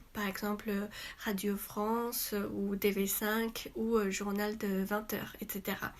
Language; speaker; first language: French; non-native, fluent; Chinese